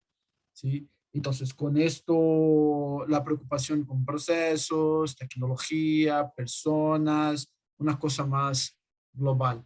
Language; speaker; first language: Spanish; non-native, fluent; Portuguese